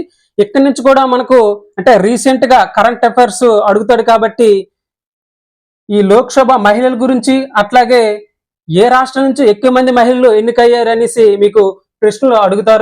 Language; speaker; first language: Telugu; native; Telugu